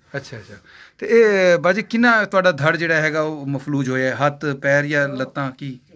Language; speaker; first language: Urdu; non-native, local second language; Punjabi